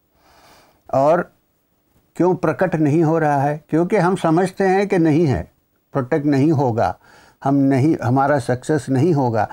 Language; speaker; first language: Hindi; non-native, local second language; Malayalam